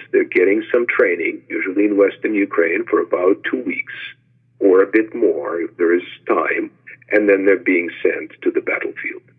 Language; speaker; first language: English; non-native, fluent; Ukrainian